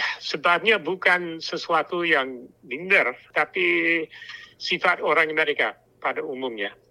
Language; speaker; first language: Indonesian; non-native, fluent; English